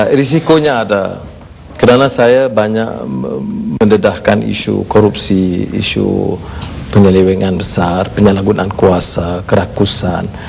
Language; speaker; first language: Malay; native; Malay